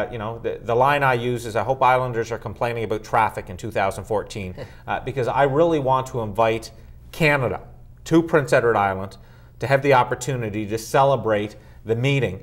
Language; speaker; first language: English; native; English